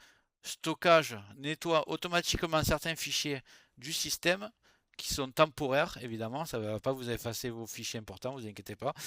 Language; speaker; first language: French; native; French